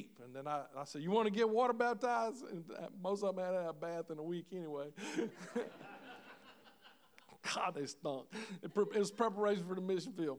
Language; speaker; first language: English; native; English